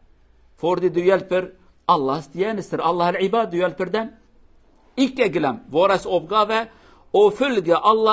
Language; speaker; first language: Swedish; non-native, learner; Kurdish